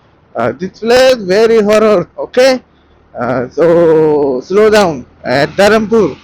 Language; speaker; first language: English; non-native, local second language; Bangla